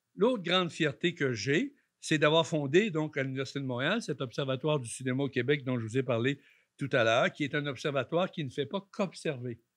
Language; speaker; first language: French; native; French